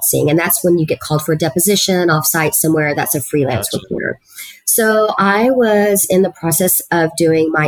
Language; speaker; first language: English; early bilingual, other home language; Spanish